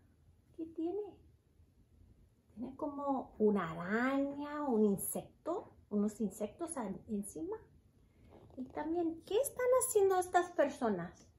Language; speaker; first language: Spanish; early bilingual, heritage; Spanish